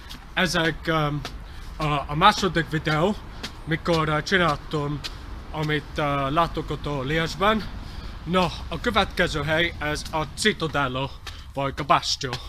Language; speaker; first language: Hungarian; non-native, learner; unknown